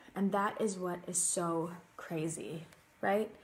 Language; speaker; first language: English; native; English